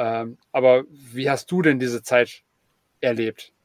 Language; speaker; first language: German; native; German